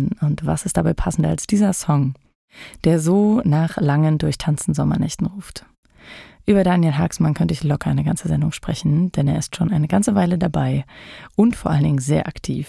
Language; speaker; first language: German; native; German